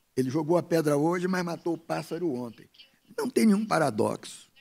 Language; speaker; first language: Portuguese; native; Portuguese